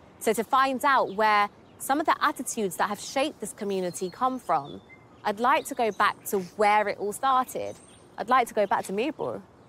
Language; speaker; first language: English; early bilingual, other home language; Hindi